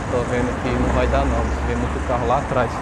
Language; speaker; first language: Portuguese; native; Portuguese